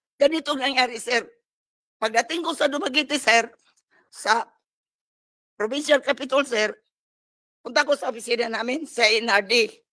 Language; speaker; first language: Filipino; non-native, local second language; Cebuano